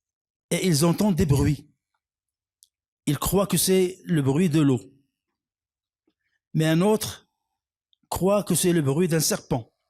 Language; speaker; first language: French; non-native, local second language; Arabic